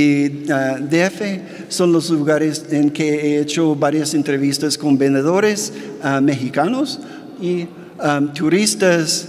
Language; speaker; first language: Spanish; non-native, fluent; English